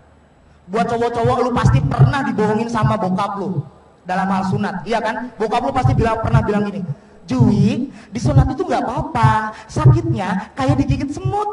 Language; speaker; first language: Indonesian; native; Indonesian